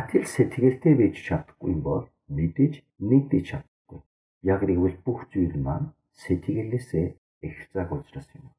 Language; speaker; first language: Mongolian; non-native, fluent; Korean